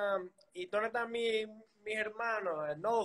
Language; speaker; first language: Spanish; early bilingual, heritage; English